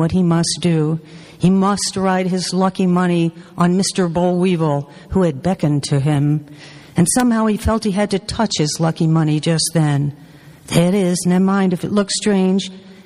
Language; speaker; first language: English; native; English